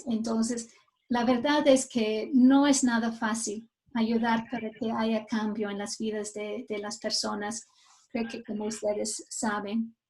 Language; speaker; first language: Spanish; non-native, fluent; English